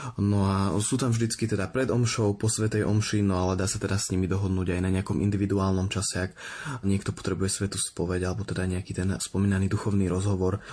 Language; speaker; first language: Slovak; native; Slovak